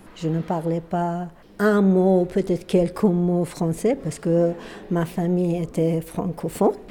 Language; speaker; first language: French; non-native, fluent; Persian